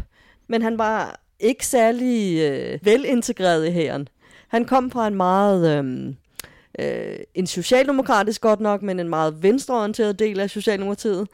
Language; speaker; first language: Danish; native; Danish